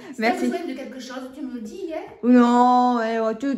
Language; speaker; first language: French; native; French